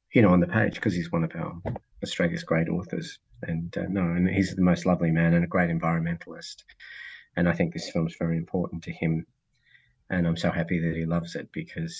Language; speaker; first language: English; native; English